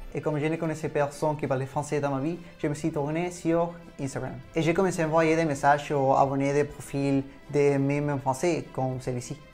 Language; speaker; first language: French; non-native, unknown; Spanish